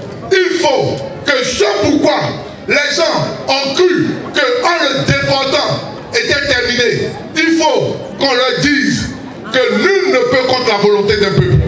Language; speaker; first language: French; native; French